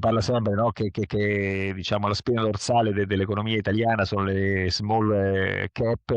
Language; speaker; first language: Italian; native; Italian